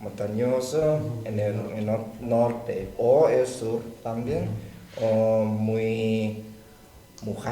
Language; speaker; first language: Spanish; non-native, learner; Thai